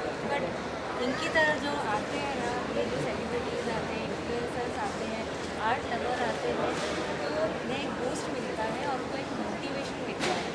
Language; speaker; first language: Hindi; native; Hindi